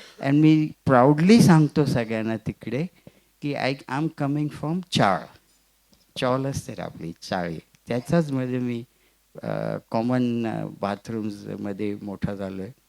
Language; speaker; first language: Marathi; non-native, local second language; Gujarati